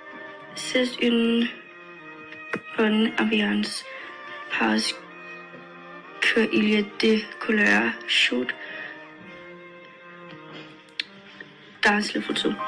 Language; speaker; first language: French; non-native, learner; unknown